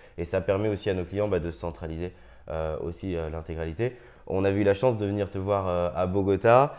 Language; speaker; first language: French; native; French